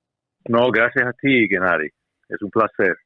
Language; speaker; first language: Spanish; non-native, fluent; English